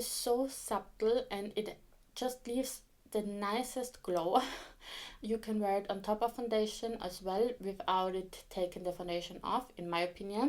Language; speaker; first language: English; non-native, fluent; German